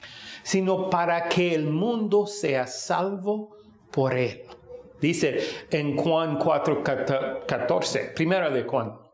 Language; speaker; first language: Spanish; non-native, fluent; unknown